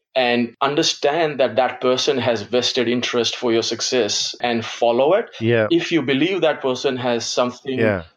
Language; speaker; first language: English; non-native, local second language; Gujarati